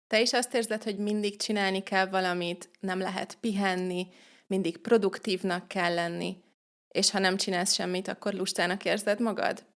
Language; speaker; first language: Hungarian; native; Hungarian